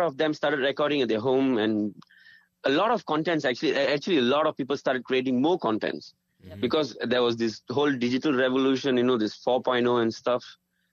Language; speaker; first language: English; non-native, local second language; Tamil